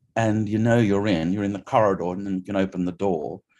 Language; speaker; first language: English; native; English